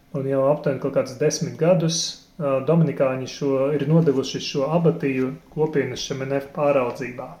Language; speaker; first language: Latvian; native; Latvian